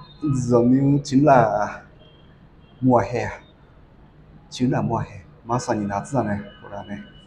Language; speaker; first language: Vietnamese; non-native, learner; Japanese